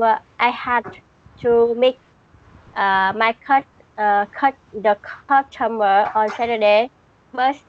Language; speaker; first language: English; non-native, learner; Vietnamese